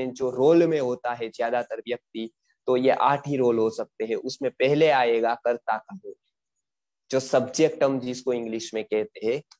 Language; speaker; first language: Hindi; non-native, local second language; Gujarati